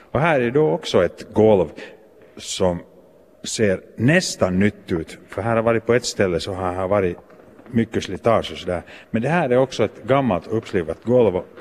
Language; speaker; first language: Swedish; native; Swedish